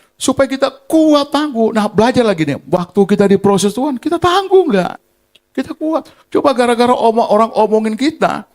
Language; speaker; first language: Indonesian; native; Indonesian